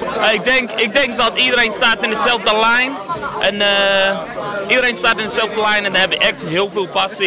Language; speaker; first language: Dutch; non-native, learner; English